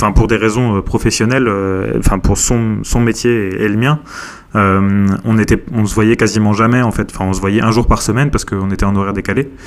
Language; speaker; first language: French; native; French